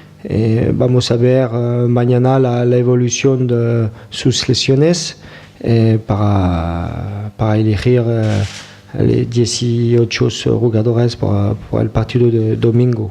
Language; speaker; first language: Spanish; non-native, fluent; French